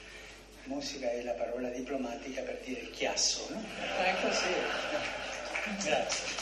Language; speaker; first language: Italian; non-native, fluent; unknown